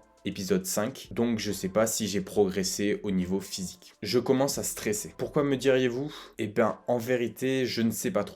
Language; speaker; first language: French; native; French